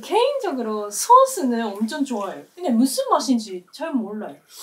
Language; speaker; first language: Korean; non-native, learner; Japanese